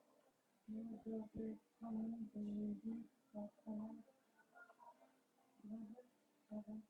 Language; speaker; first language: French; non-native, learner; Chinese